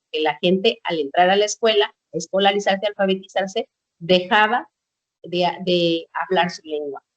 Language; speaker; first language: Spanish; non-native, local second language; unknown